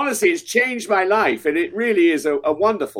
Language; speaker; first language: English; native; English